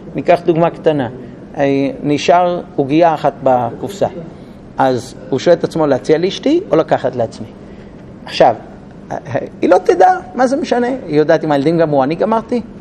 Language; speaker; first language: Hebrew; non-native, fluent; English